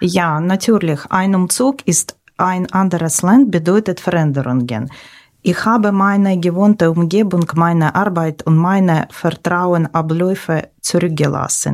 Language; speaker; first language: German; non-native, learner; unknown